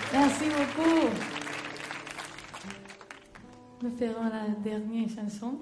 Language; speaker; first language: French; non-native, learner; Spanish